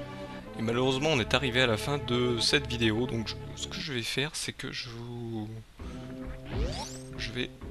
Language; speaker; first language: French; native; French